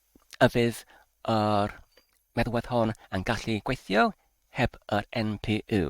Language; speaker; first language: Welsh; non-native, learner; English